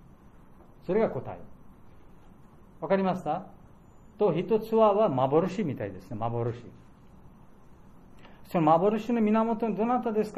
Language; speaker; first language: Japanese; non-native, learner; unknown